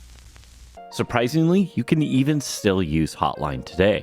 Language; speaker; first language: English; native; English